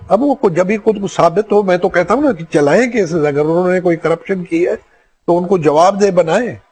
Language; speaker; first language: Urdu; non-native, local second language; Sindhi